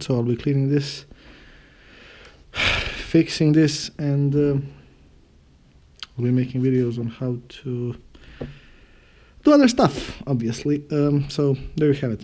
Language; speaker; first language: English; non-native, fluent; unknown